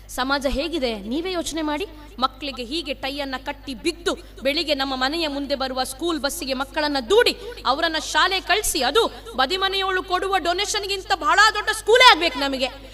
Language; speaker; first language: Kannada; non-native, local second language; Tulu